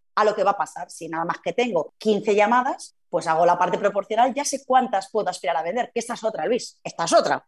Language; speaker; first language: Spanish; native; Spanish